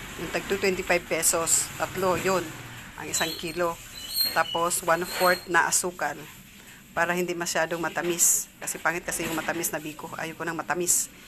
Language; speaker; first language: Filipino; non-native, local second language; Cebuano